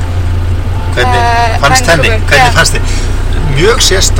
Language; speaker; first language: Icelandic; native; Icelandic